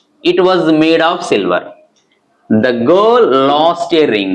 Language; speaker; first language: English; non-native, local second language; Telugu